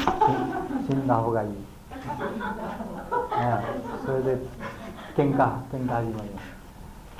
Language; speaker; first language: Japanese; non-native, learner; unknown